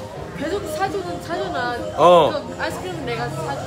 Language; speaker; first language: Korean; non-native, learner; Vietnamese